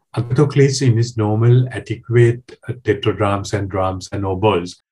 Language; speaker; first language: English; non-native, local second language; Sinhala